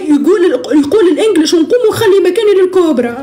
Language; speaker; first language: Arabic; native; Arabic